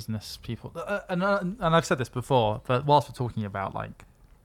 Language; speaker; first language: English; native; English